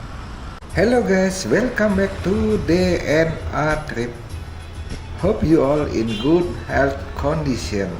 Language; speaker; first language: English; non-native, fluent; Indonesian